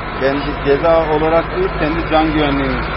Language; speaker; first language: Turkish; native; Turkish